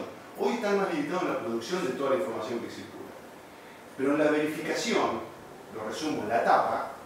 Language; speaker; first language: Spanish; native; Spanish